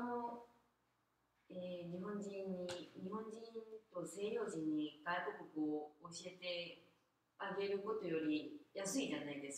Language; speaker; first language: Japanese; non-native, fluent; Korean